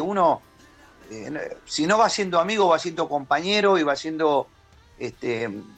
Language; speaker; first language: Spanish; native; Spanish